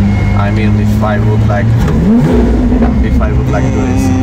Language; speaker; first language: English; non-native, fluent; Hungarian